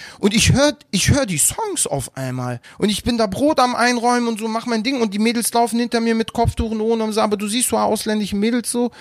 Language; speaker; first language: German; early bilingual, other home language; Turkish